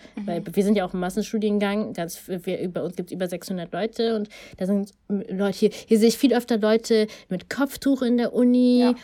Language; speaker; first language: German; early bilingual, other home language; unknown